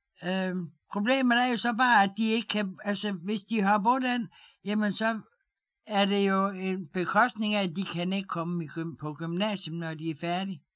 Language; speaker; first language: Danish; native; Danish